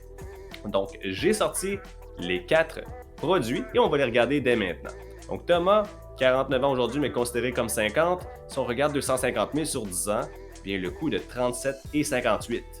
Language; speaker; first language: French; native; French